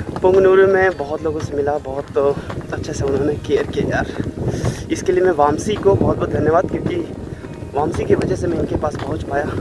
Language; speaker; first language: Hindi; native; Hindi